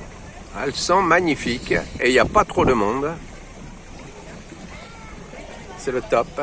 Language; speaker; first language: French; native; French